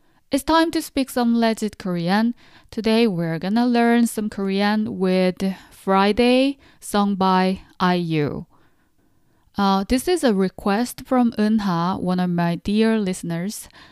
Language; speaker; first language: English; non-native, fluent; Korean